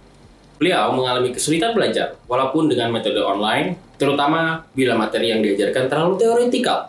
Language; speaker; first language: Indonesian; native; Indonesian